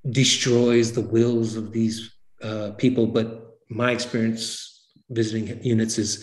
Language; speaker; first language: English; native; English